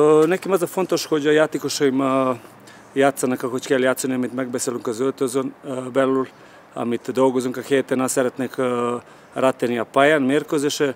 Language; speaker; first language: Hungarian; non-native, fluent; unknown